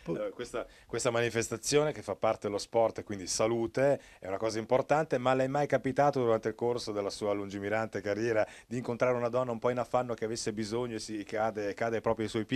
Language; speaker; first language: Italian; native; Italian